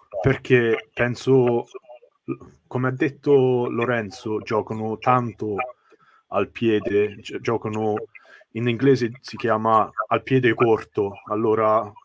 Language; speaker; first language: Italian; early bilingual, heritage; English